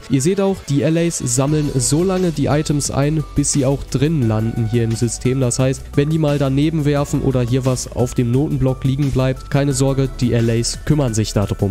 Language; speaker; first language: German; native; German